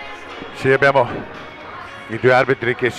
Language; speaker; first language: Italian; native; Italian